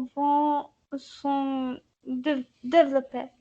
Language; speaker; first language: French; non-native, learner; English